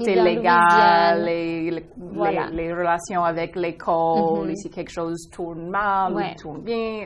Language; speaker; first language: French; non-native, local second language; English